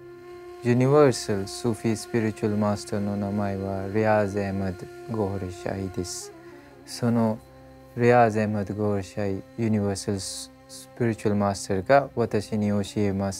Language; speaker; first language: Japanese; non-native, learner; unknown